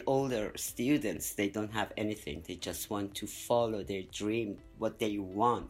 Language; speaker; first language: English; non-native, fluent; Persian